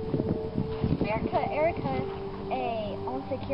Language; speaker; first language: French; non-native, learner; English